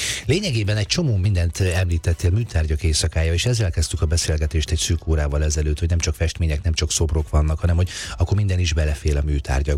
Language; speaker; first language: Hungarian; native; Hungarian